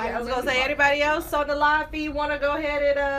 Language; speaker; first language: English; native; English